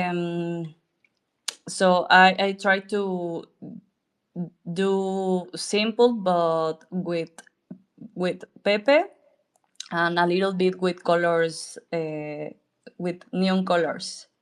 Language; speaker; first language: English; non-native, learner; Spanish